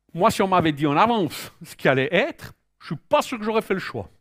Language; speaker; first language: French; native; French